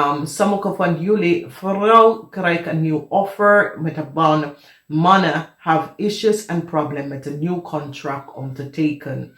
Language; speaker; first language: Dutch; non-native, fluent; English